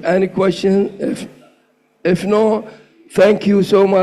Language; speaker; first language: English; non-native, learner; Arabic